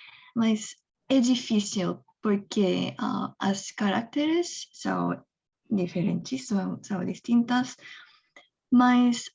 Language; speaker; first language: Portuguese; non-native, fluent; Korean